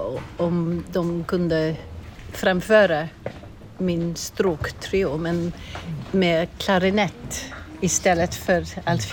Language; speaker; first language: Swedish; non-native, learner; English